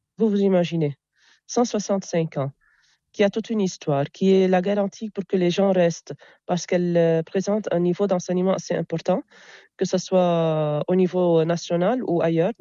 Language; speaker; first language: French; non-native, local second language; Arabic